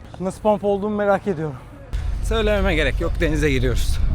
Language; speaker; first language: Turkish; native; Turkish